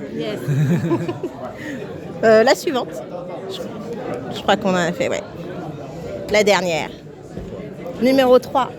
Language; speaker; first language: French; native; French